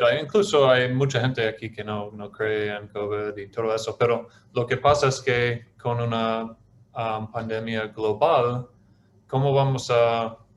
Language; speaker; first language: Spanish; non-native, fluent; English